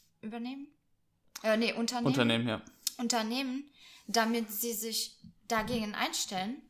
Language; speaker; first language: German; non-native, fluent; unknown